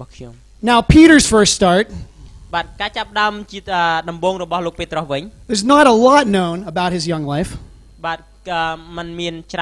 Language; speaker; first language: English; native; English